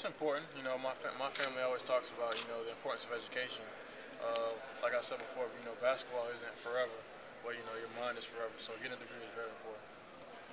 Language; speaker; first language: English; native; English